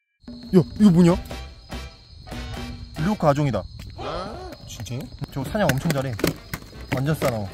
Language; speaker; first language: Korean; native; Korean